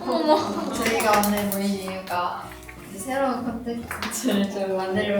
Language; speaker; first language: Korean; native; Korean